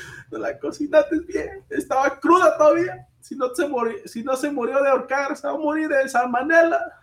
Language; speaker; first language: Spanish; early bilingual, heritage; Spanish